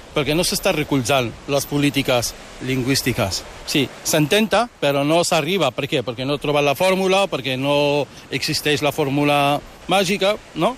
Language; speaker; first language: Catalan; early bilingual, other home language; Arabic